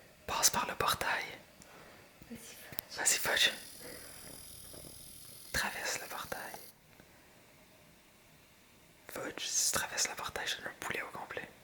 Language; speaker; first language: French; native; French